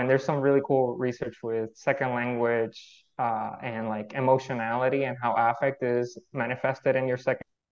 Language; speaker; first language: English; non-native, fluent; Spanish